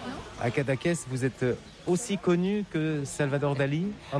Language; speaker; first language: French; native; French